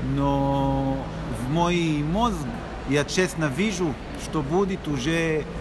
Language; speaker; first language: Russian; non-native, learner; Hebrew